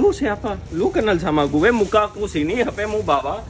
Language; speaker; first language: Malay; non-native, learner; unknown